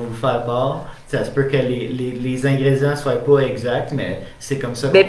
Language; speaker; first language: French; native; French